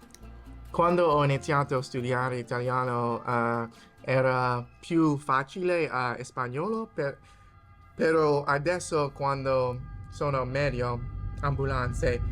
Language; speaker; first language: Italian; non-native, learner; English